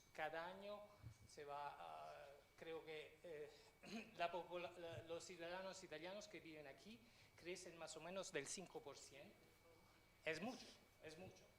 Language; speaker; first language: Spanish; non-native, fluent; Italian